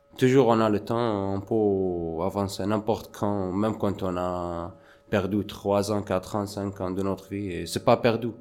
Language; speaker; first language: French; non-native, learner; Arabic